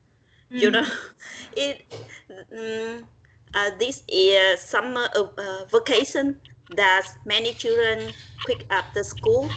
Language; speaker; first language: English; non-native, learner; Vietnamese